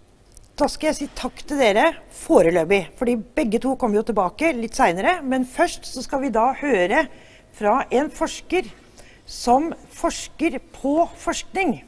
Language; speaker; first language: Norwegian; native; Norwegian